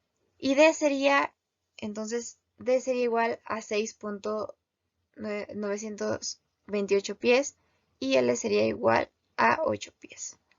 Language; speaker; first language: Spanish; native; Spanish